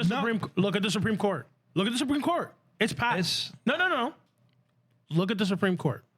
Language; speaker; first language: English; early bilingual, other home language; Spanish